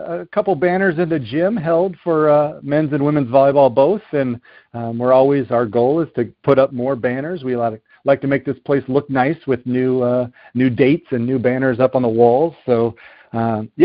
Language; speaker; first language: English; native; English